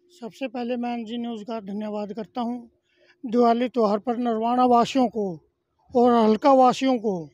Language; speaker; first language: Hindi; native; Hindi